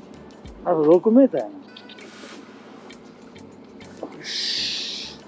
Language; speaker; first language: Japanese; native; Japanese